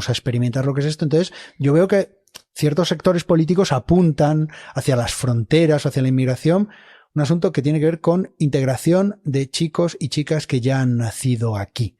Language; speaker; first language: Spanish; native; Spanish